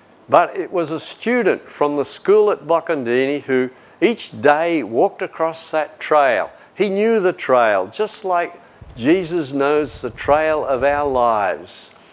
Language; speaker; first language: English; native; English